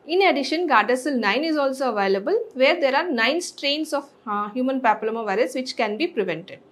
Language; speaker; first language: English; non-native, local second language; Telugu